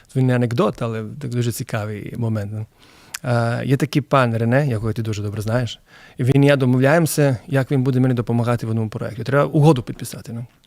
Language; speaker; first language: Ukrainian; non-native, fluent; Croatian